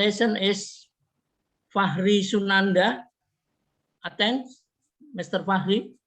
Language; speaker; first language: English; non-native, learner; Indonesian